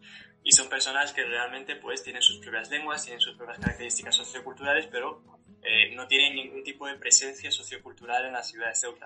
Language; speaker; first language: Spanish; native; Spanish